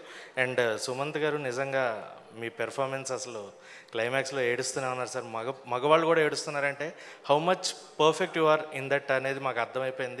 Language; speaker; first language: Telugu; native; Telugu